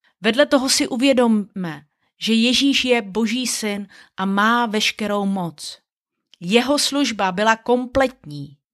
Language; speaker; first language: Czech; native; Czech